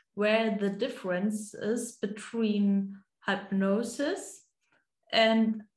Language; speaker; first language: English; non-native, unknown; German